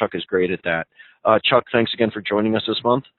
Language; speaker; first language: English; native; English